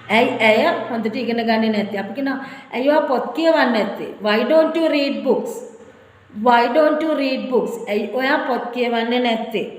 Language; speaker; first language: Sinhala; native; Sinhala